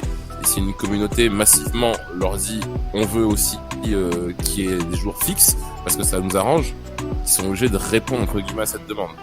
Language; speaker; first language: French; native; French